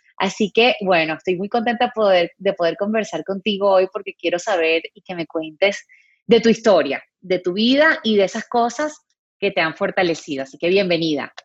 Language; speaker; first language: Spanish; native; Spanish